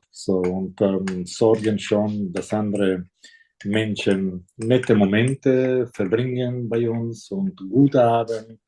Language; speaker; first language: German; non-native, fluent; Italian